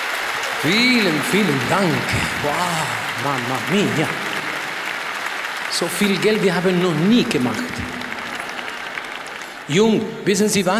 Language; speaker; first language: German; non-native, learner; Spanish